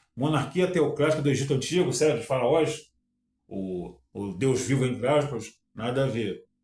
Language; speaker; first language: Portuguese; native; Portuguese